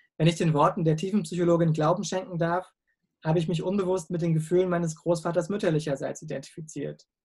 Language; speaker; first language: German; native; German